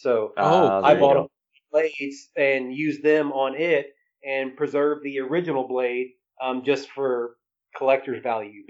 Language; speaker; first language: English; native; English